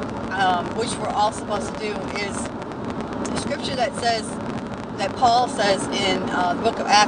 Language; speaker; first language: English; native; English